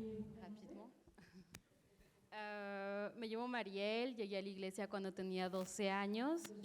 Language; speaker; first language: Spanish; early bilingual, heritage; Spanish